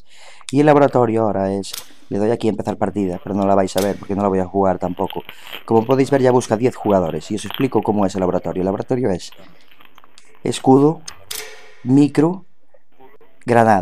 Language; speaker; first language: Spanish; native; Spanish